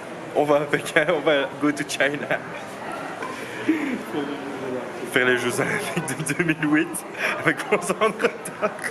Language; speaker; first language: French; native; French